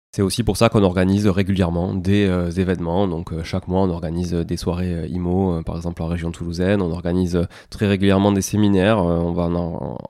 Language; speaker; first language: French; native; French